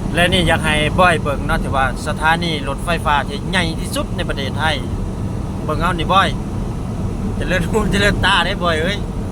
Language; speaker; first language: Thai; native; Thai